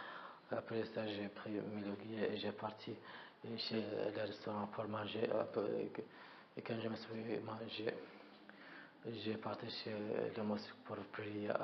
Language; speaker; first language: French; non-native, learner; Arabic